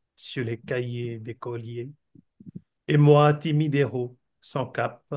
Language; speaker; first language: French; non-native, fluent; Bangla